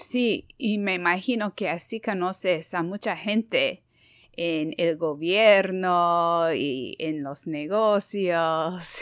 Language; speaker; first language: Spanish; non-native, fluent; English